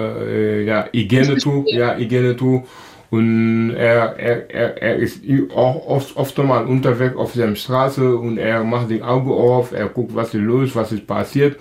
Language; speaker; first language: German; non-native, learner; Wolof